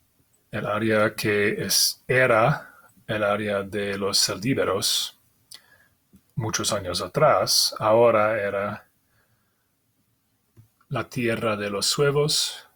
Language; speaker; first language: Spanish; non-native, fluent; English